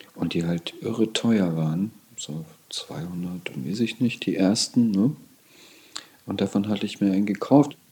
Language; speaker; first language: German; native; German